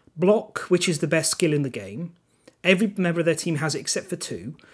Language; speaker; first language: English; non-native, local second language; Welsh